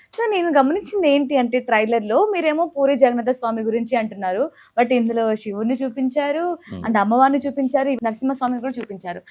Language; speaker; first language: Telugu; native; Telugu